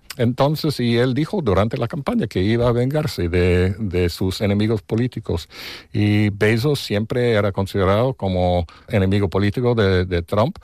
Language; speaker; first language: Spanish; non-native, fluent; English